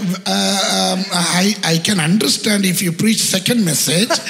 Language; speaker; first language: English; non-native, local second language; Malayalam